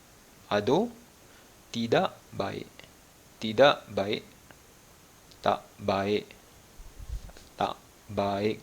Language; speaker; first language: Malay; non-native, fluent; Malayalam